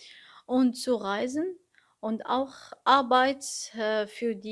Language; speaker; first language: German; non-native, learner; Arabic